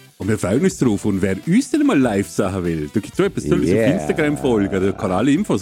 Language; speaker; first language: German; native; German